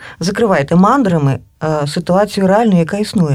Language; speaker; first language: Ukrainian; native; Ukrainian